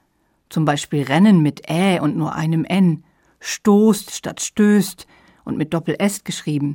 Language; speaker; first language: German; native; German